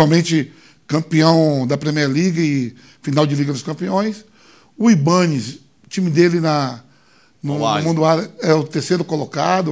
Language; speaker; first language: Portuguese; native; Portuguese